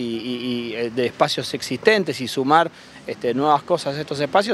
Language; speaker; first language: Spanish; native; Spanish